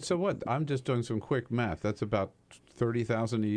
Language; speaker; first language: English; native; English